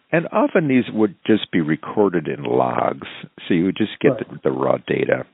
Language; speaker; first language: English; native; English